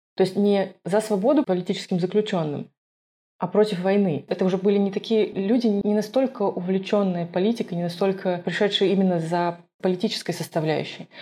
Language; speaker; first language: Russian; non-native, local second language; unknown